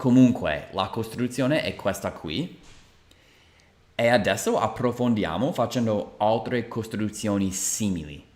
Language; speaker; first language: Italian; non-native, fluent; English